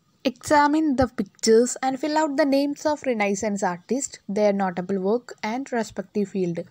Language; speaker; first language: English; non-native, local second language; Malayalam